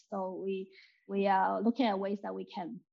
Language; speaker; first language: English; non-native, local second language; Cantonese